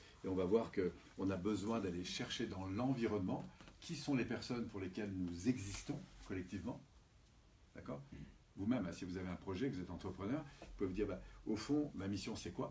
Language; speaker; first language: French; native; French